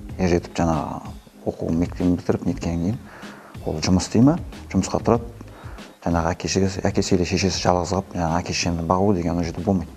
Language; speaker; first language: Kazakh; non-native, local second language; Russian